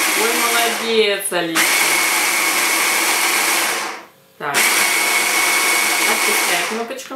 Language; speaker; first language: Russian; native; Russian